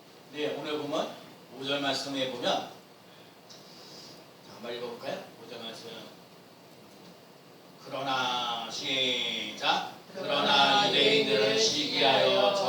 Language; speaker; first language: Korean; native; Korean